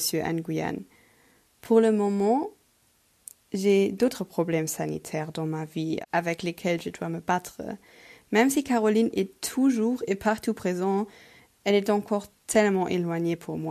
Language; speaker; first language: French; non-native, local second language; Luxembourgish